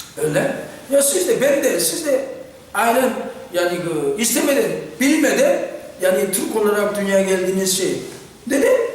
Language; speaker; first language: Turkish; non-native, fluent; Korean